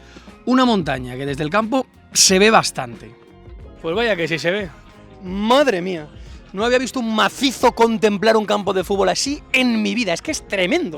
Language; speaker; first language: Spanish; native; Spanish